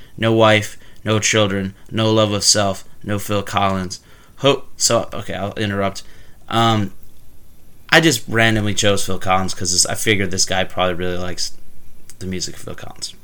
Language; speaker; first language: English; native; English